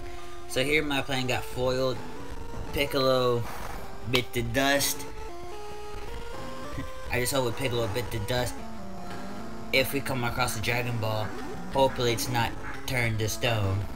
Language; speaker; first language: English; native; English